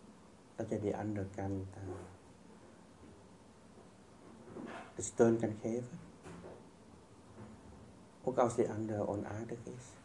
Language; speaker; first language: Dutch; non-native, fluent; Vietnamese